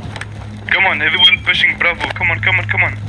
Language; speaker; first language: English; non-native, learner; French